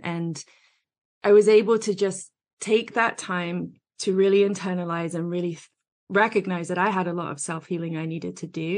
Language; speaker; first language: English; native; English